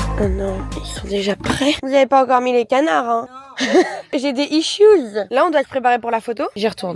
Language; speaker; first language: French; native; French